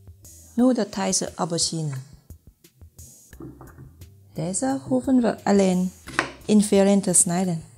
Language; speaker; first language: Dutch; non-native, learner; Thai